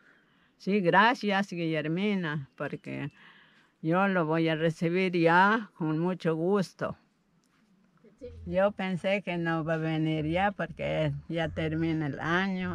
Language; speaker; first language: Spanish; non-native, local second language; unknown